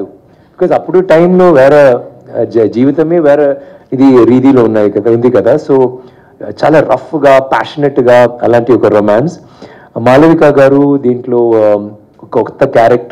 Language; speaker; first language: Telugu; non-native, fluent; Tamil